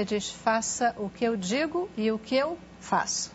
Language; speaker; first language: Portuguese; native; Portuguese